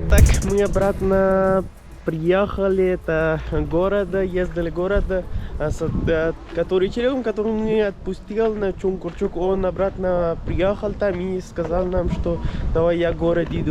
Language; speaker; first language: Russian; non-native, learner; Urdu